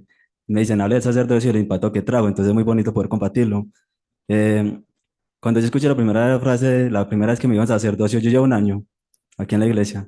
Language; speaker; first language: Spanish; native; Spanish